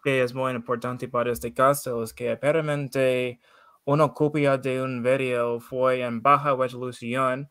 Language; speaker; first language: Spanish; non-native, learner; English